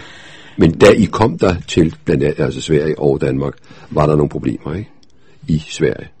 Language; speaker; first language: Danish; native; Danish